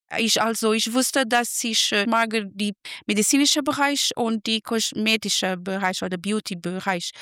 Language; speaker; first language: German; non-native, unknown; Portuguese